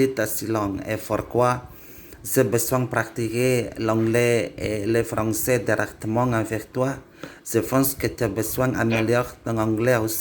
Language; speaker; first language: French; non-native, learner; Indonesian